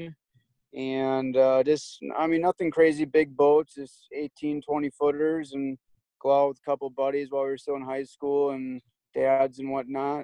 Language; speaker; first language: English; native; English